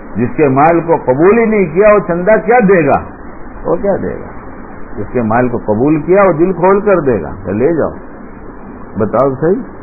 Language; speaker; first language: Urdu; native; Urdu